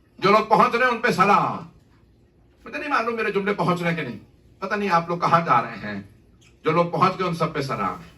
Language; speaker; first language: Urdu; native; Urdu